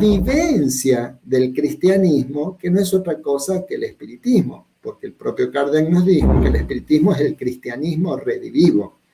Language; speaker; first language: Spanish; native; Spanish